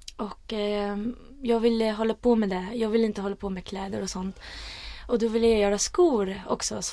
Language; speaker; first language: Swedish; non-native, fluent; Arabic